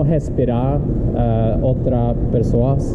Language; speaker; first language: Portuguese; non-native, learner; Norwegian